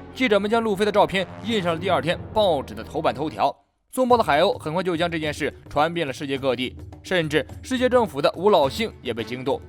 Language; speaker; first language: Chinese; native; Chinese